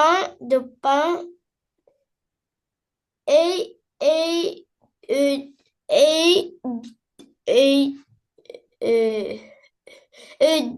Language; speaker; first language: French; non-native, learner; Arabic